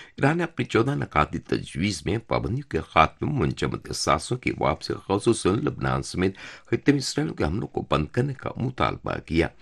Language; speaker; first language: Urdu; non-native, fluent; Turkish